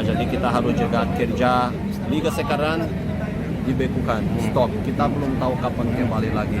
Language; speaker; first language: Indonesian; non-native, fluent; Portuguese